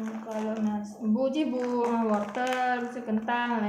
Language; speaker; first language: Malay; non-native, local second language; Achinese